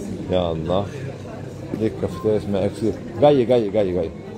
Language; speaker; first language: Arabic; native; Arabic